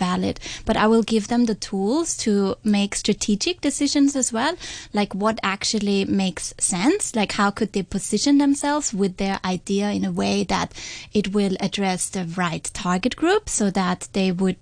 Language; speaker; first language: English; non-native, fluent; German